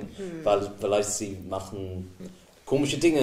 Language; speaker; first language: German; non-native, fluent; English